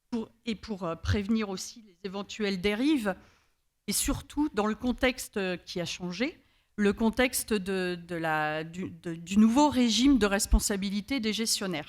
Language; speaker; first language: French; native; French